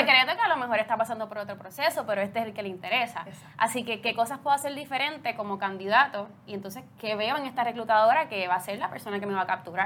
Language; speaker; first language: Spanish; native; Spanish